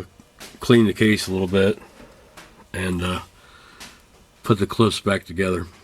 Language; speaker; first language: English; native; English